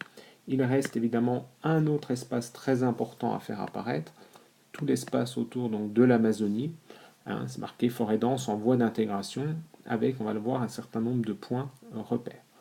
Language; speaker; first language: French; native; French